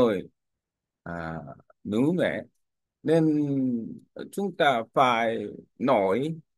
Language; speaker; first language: Vietnamese; non-native, learner; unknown